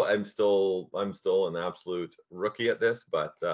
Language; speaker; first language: English; native; English